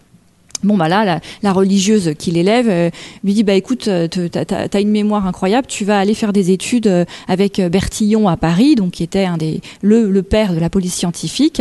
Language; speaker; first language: French; native; French